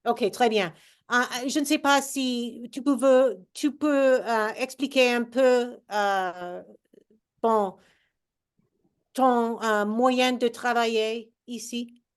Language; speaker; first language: French; non-native, fluent; English